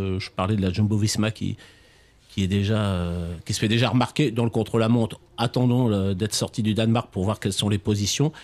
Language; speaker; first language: French; native; French